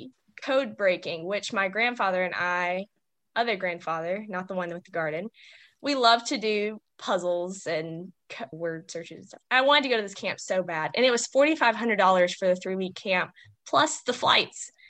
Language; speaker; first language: English; native; English